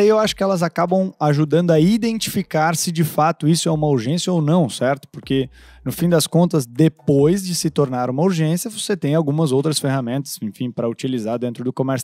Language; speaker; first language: Portuguese; native; Portuguese